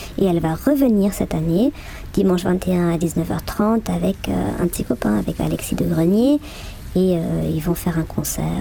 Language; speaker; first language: French; non-native, local second language; Swiss German